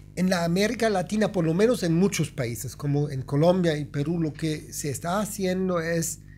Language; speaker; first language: Spanish; non-native, fluent; German